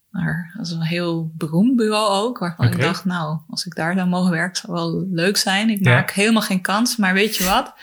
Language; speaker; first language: Dutch; early bilingual, other home language; Spanish